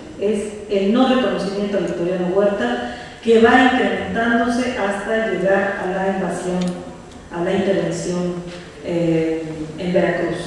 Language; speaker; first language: Spanish; native; Spanish